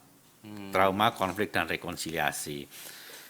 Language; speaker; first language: Indonesian; native; Indonesian